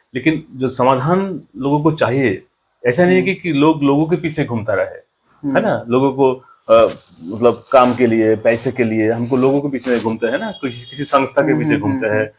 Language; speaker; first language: Hindi; non-native, local second language; Bangla